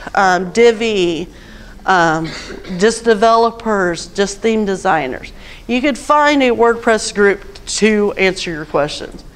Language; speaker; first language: English; native; English